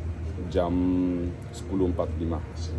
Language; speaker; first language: Indonesian; early bilingual, heritage; Dutch